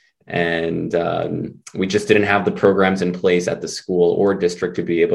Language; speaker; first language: English; early bilingual, other home language; Spanish